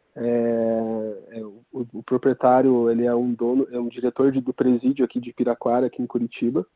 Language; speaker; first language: Portuguese; native; Portuguese